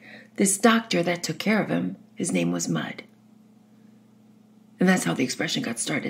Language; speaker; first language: English; native; English